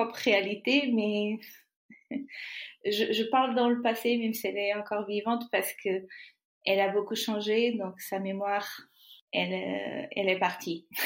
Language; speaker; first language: French; non-native, fluent; Portuguese